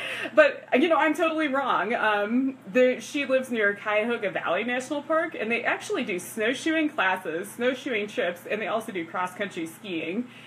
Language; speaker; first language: English; native; English